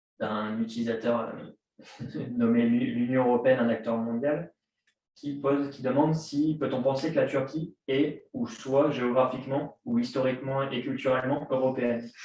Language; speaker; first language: French; native; French